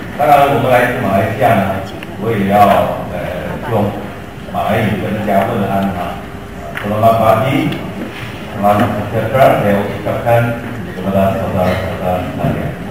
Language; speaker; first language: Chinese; non-native, local second language; Hakka Chinese